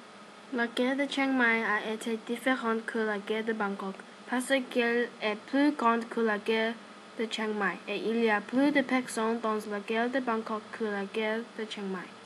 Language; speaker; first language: French; non-native, learner; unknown